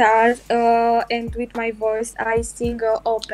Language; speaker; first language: English; non-native, learner; Romanian